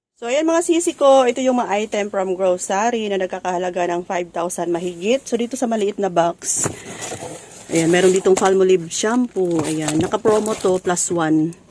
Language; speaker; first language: Filipino; non-native, local second language; Cebuano